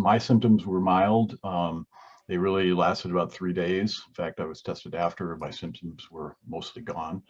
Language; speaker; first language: English; native; English